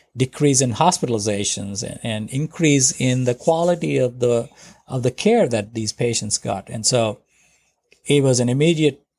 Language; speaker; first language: English; non-native, local second language; Telugu